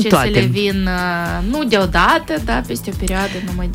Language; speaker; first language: Romanian; non-native, local second language; Russian